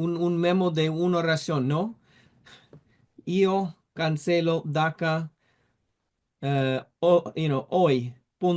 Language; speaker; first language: Spanish; non-native, fluent; English